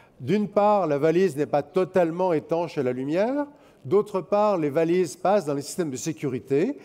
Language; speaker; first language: French; native; French